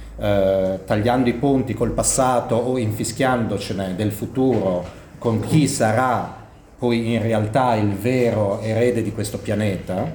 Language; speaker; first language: Italian; native; Italian